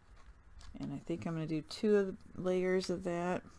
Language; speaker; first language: English; native; English